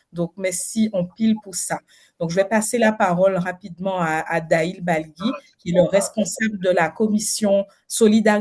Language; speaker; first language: French; native; French